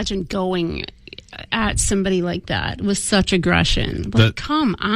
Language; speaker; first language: English; native; English